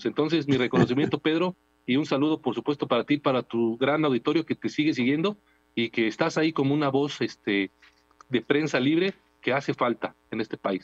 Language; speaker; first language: Spanish; native; Spanish